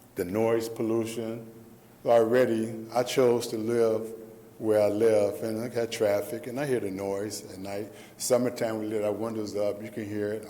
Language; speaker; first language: English; native; English